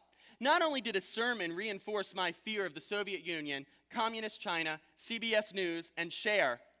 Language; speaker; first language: English; native; English